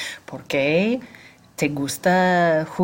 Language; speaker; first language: Spanish; non-native, fluent; English